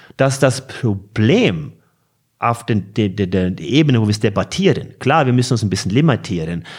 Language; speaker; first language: German; non-native, fluent; Norwegian